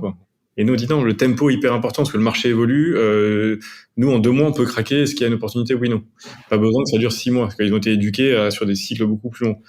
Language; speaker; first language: French; native; French